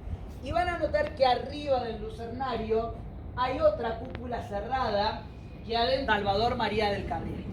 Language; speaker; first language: Spanish; native; Spanish